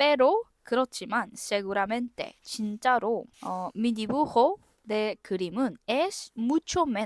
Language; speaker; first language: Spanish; non-native, fluent; Korean